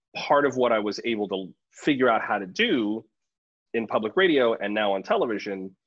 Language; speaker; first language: English; native; English